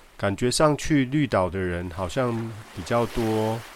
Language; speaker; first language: Chinese; native; Chinese